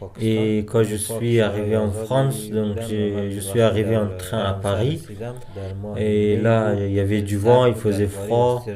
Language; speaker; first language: French; non-native, fluent; Persian